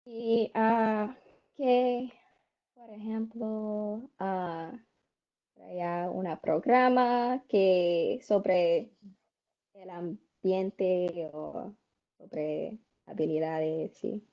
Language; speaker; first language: Spanish; non-native, learner; English